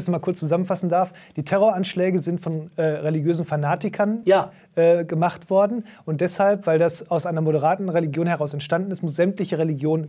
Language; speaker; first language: German; native; German